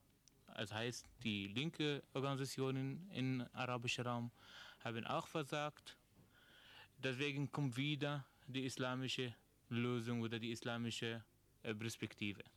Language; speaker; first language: German; non-native, learner; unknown